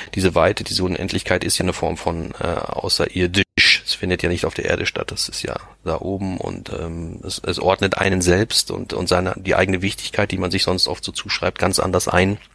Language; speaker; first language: German; native; German